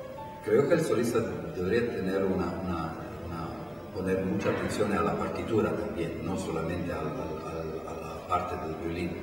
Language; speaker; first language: Spanish; non-native, fluent; Italian